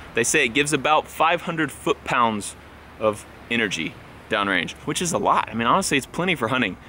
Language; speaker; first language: English; native; English